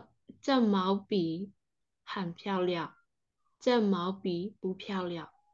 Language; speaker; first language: Chinese; non-native, learner; Burmese